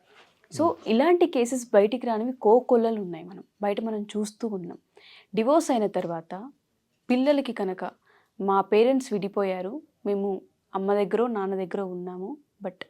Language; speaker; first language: Telugu; native; Telugu